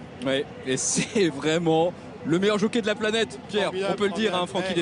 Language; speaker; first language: French; native; French